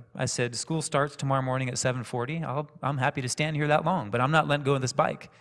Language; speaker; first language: English; native; English